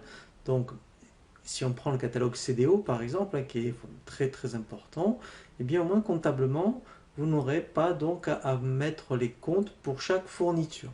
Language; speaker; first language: French; native; French